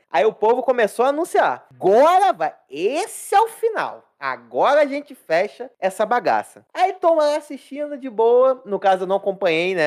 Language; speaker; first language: Portuguese; native; Portuguese